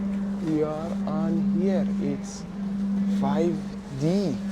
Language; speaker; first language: English; non-native, fluent; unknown